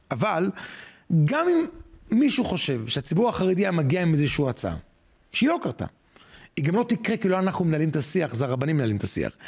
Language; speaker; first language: Hebrew; native; Hebrew